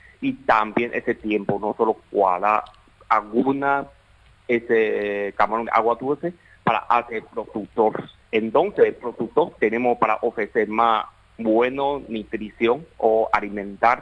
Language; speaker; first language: Spanish; non-native, learner; Chinese